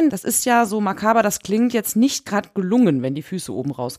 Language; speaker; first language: German; native; German